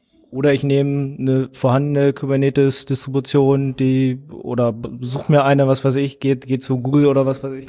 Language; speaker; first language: German; native; German